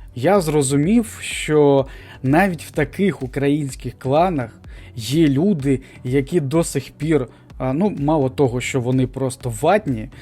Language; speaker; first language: Ukrainian; non-native, local second language; Russian